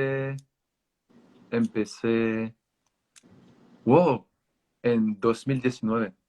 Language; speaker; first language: Spanish; non-native, fluent; French